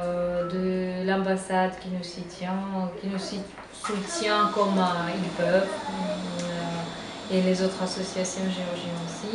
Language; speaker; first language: French; non-native, fluent; Georgian